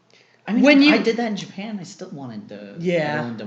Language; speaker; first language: English; native; English